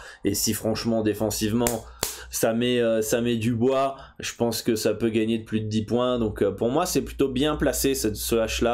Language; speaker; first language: French; native; French